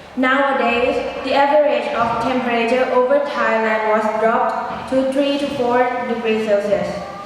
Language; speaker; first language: English; non-native, fluent; Thai